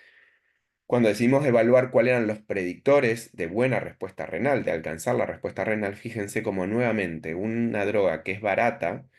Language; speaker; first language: Spanish; native; Spanish